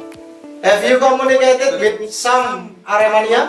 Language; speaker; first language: English; non-native, learner; Indonesian